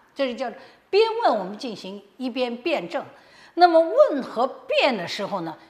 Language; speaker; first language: Chinese; native; Chinese